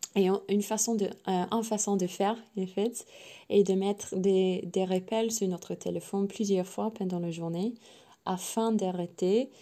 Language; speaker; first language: French; non-native, fluent; English